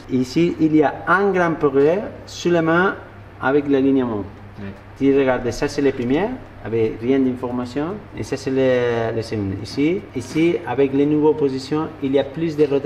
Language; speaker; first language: French; non-native, learner; Spanish